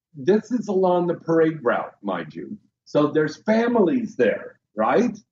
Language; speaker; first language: English; native; English